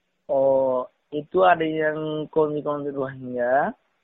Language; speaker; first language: Malay; non-native, learner; Rohingya